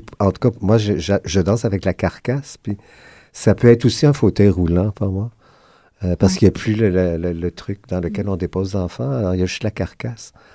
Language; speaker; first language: French; native; French